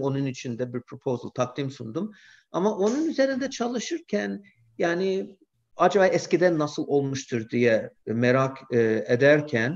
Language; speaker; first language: Turkish; non-native, fluent; English